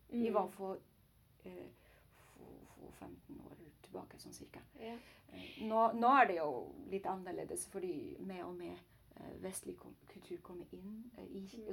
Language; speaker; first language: Norwegian; non-native, learner; Chinese